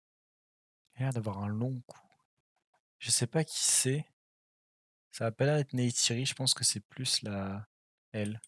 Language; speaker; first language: French; native; French